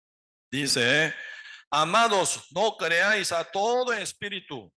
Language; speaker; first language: Spanish; non-native, learner; Korean